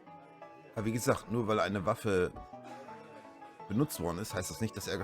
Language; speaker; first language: German; native; German